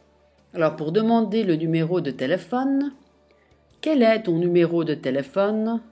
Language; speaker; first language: French; non-native, fluent; Italian